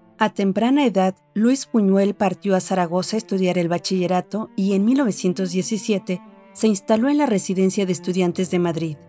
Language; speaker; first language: Spanish; native; Spanish